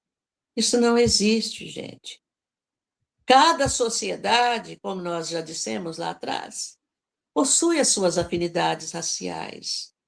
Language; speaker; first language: Portuguese; native; Portuguese